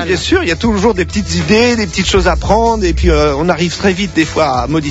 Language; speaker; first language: French; native; French